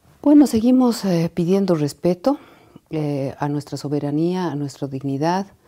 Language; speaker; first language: Spanish; native; Spanish